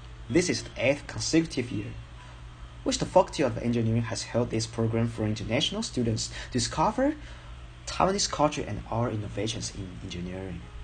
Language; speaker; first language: English; non-native, fluent; Chinese